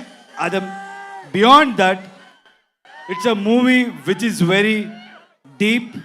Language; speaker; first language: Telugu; non-native, learner; Kannada